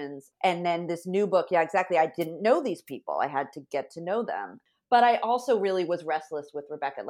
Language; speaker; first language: English; native; English